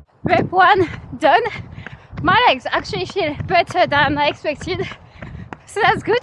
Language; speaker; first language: English; native; English